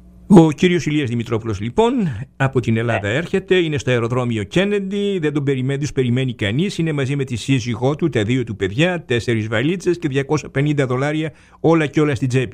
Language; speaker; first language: Greek; native; Greek